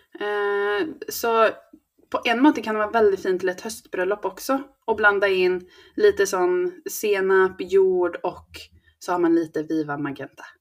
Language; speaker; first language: Swedish; native; Swedish